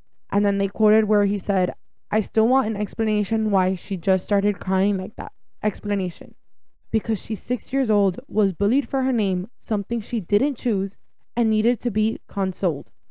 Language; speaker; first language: English; early bilingual, other home language; Spanish